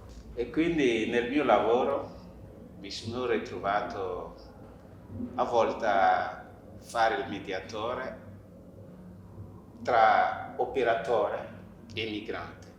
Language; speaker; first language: Italian; non-native, fluent; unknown